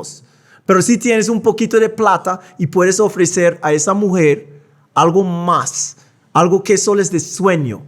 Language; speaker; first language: Spanish; non-native, fluent; English